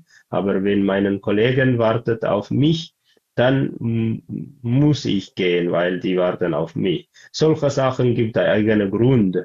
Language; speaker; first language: German; non-native, learner; Tigrinya